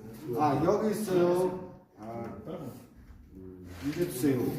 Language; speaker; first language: Korean; non-native, learner; Mongolian